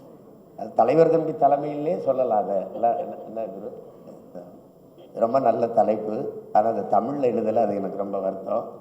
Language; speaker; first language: Tamil; native; Tamil